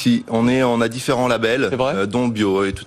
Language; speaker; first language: French; native; French